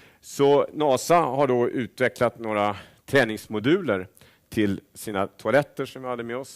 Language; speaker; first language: Swedish; native; Swedish